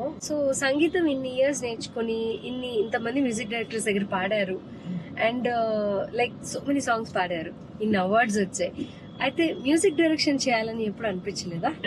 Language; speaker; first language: Telugu; native; Telugu